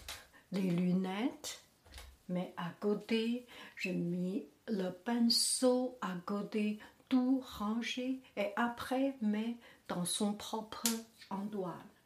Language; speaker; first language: French; non-native, learner; Chinese